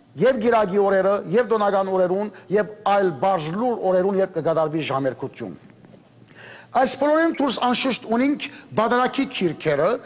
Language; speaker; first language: Armenian; early bilingual, heritage; Armenian